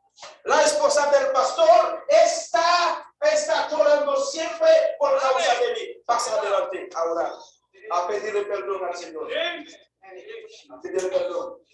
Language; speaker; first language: Spanish; non-native, fluent; Haitian Creole